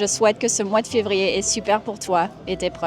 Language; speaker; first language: French; non-native, fluent; English